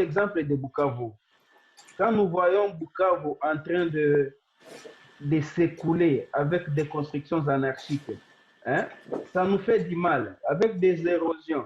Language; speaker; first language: French; non-native, local second language; Swahili